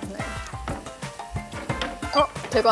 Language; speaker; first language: Korean; non-native, learner; Chinese